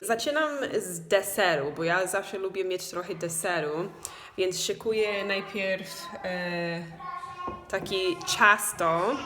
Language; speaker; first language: Polish; non-native, learner; English